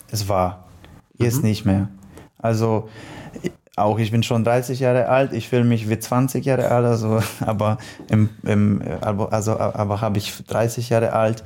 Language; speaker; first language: German; non-native, learner; Polish